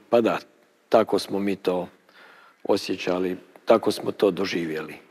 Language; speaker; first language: Croatian; native; Croatian